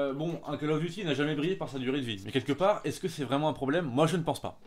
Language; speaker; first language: French; native; French